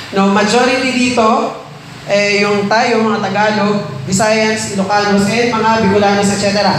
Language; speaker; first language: Filipino; non-native, local second language; Iloko